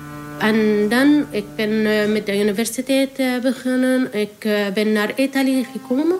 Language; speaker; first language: Dutch; non-native, learner; Arabic